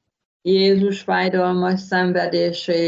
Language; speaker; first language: Hungarian; native; Hungarian